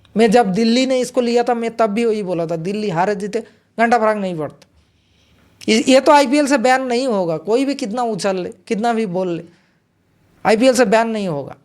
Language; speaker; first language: Hindi; non-native, local second language; Bangla